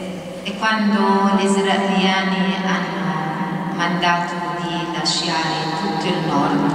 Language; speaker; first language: Italian; non-native, fluent; Arabic